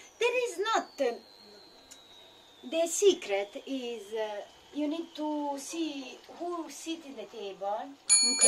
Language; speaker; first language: English; non-native, learner; Italian